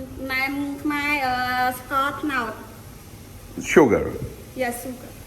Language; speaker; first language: English; non-native, learner; Khmer